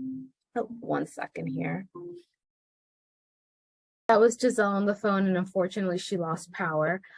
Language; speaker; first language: English; native; English